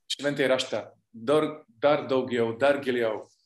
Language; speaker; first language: Lithuanian; non-native, fluent; Slovak